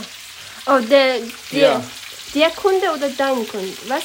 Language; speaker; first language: German; non-native, learner; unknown